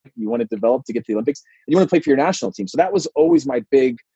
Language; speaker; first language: English; native; English